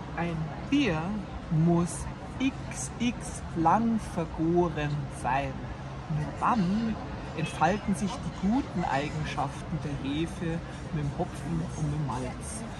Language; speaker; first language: German; native; German